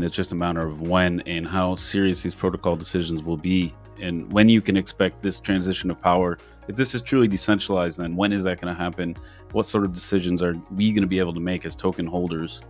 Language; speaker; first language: English; native; English